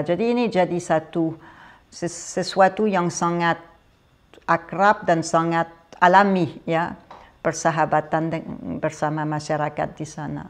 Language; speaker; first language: Indonesian; non-native, fluent; French